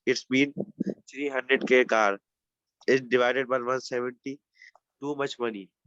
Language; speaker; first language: English; non-native, learner; Urdu